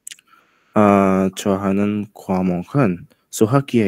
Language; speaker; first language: Korean; non-native, learner; Indonesian